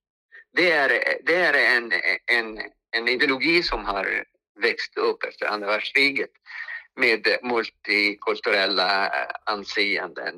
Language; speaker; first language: Swedish; non-native, fluent; Arabic